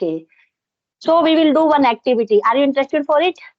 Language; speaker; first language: English; non-native, local second language; Hindi